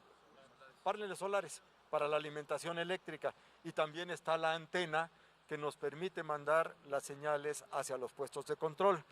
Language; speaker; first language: Spanish; native; Spanish